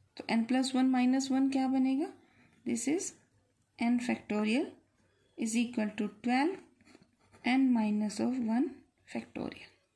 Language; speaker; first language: English; non-native, local second language; Hindi